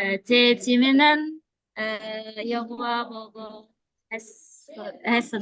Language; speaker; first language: Korean; non-native, learner; Indonesian